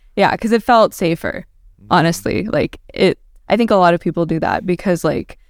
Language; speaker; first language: English; native; English